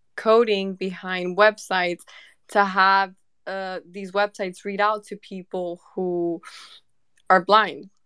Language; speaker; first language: English; early bilingual, other home language; Spanish